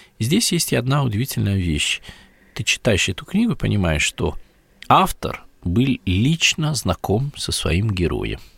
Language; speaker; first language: Russian; non-native, fluent; Italian